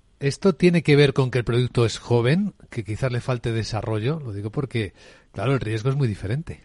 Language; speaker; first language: Spanish; native; Spanish